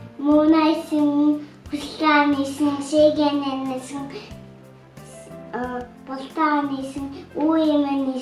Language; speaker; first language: Mongolian; early bilingual, heritage; Mongolian